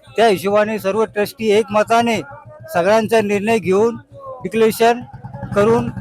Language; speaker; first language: Marathi; non-native, local second language; Urdu